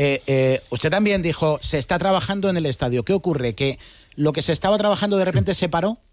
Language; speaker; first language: Spanish; native; Spanish